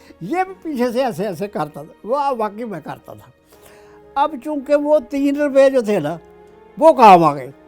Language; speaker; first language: Urdu; non-native, local second language; Punjabi